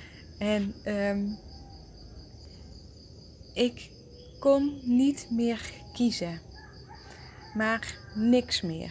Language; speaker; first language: Dutch; native; Dutch